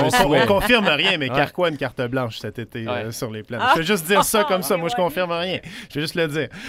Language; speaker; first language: French; native; French